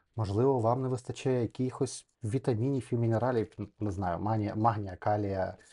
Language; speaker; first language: Ukrainian; non-native, local second language; Russian